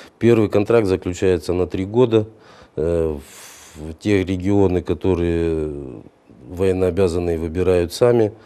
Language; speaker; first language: Russian; native; Russian